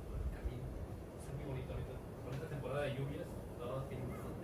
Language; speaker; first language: Spanish; native; Spanish